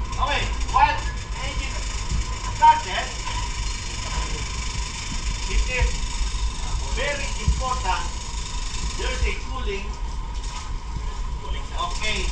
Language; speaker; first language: English; non-native, local second language; Filipino